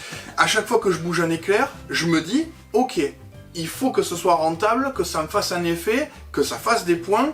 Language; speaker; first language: French; native; French